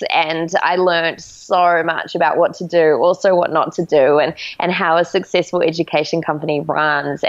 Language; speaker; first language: English; native; English